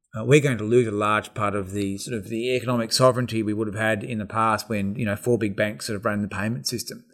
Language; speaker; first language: English; native; English